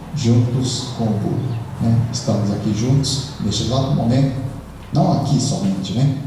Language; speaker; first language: Portuguese; native; Portuguese